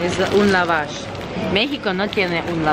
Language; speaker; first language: Spanish; non-native, learner; Ukrainian